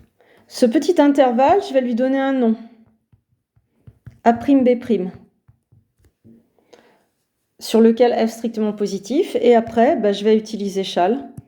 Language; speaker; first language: French; native; French